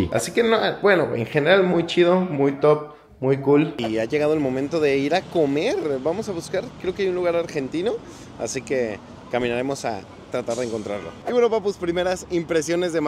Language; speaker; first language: Spanish; native; Spanish